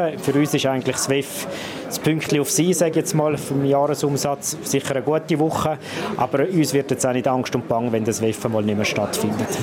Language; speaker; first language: German; native; German